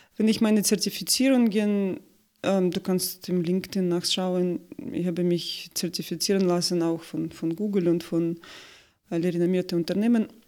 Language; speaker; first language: German; non-native, fluent; Russian